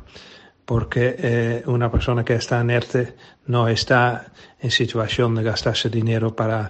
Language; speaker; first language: Spanish; non-native, fluent; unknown